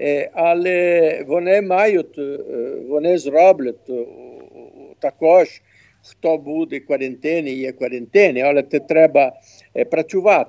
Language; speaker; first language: Ukrainian; early bilingual, heritage; Ukrainian